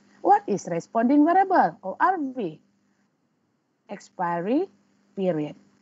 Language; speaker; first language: English; non-native, local second language; Malay